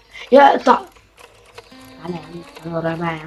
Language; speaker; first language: Arabic; native; Arabic